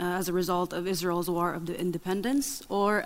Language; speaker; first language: English; non-native, fluent; Arabic